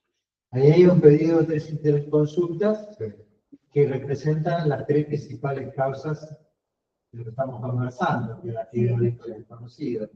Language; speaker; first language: Spanish; native; Spanish